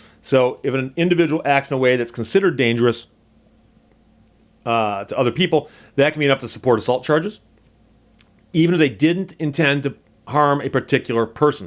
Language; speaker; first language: English; native; English